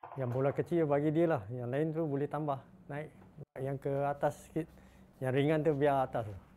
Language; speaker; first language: Malay; non-native, local second language; Chinese